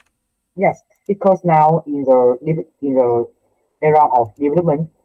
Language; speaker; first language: English; non-native, learner; Vietnamese